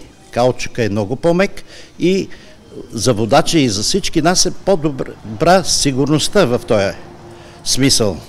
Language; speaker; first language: Bulgarian; native; Bulgarian